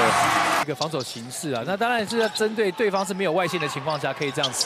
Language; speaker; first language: Chinese; native; Chinese